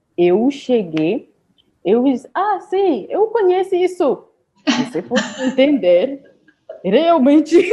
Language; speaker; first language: Portuguese; non-native, learner; French